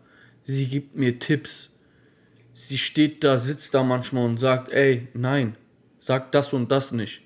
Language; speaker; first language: German; native; German